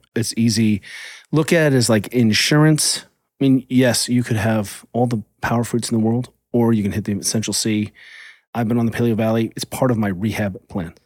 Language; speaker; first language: English; early bilingual, other home language; German